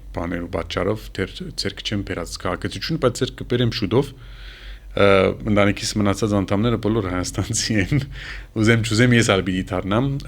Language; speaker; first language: Armenian; early bilingual, heritage; Armenian